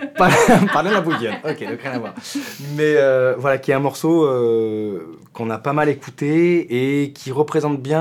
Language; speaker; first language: French; native; French